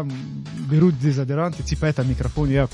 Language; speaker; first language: Russian; non-native, local second language; Tajik